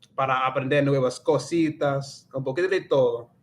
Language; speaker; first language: Spanish; non-native, learner; English